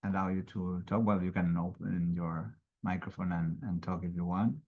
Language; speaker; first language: English; non-native, fluent; Catalan